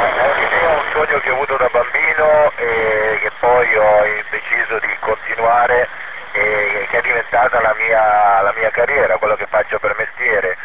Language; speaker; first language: Italian; native; Italian